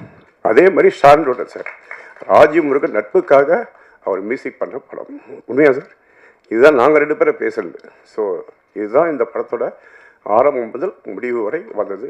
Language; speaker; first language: Tamil; native; Tamil